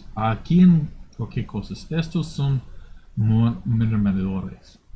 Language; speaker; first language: Spanish; non-native, fluent; English